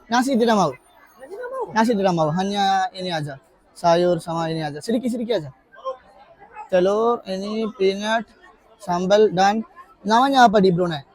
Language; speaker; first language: Indonesian; non-native, learner; Malayalam